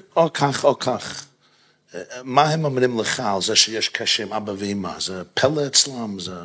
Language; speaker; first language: Hebrew; non-native, fluent; English